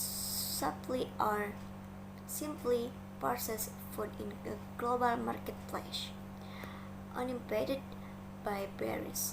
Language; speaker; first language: English; non-native, learner; Indonesian